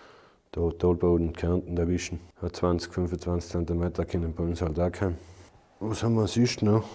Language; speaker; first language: German; native; German